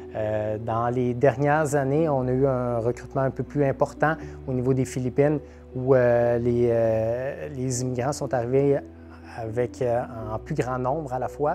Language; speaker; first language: French; native; French